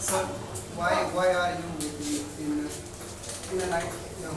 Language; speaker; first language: English; non-native, local second language; Hindi